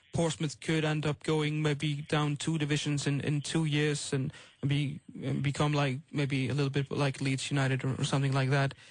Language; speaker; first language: English; non-native, fluent; Icelandic